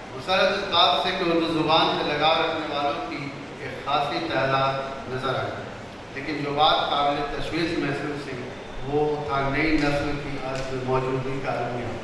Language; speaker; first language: Urdu; native; Urdu